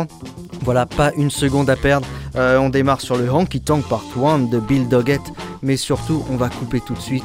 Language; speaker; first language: French; native; French